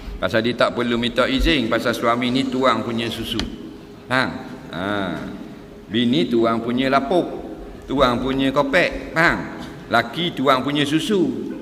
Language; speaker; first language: Malay; native; Malay